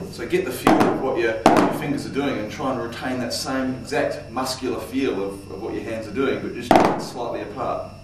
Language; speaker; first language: English; native; English